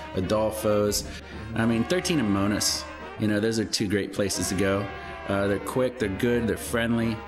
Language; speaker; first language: English; native; English